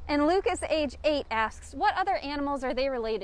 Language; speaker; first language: English; native; English